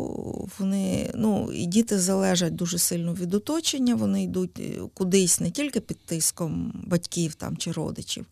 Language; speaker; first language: Ukrainian; native; Ukrainian